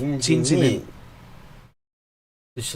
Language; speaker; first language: Korean; non-native, learner; English